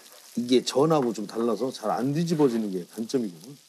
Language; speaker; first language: Korean; native; Korean